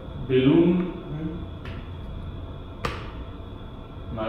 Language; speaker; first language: Indonesian; non-native, learner; English